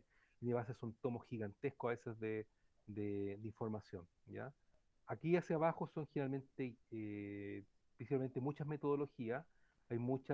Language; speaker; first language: Spanish; native; Spanish